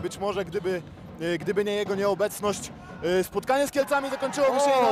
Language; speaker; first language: Polish; native; Polish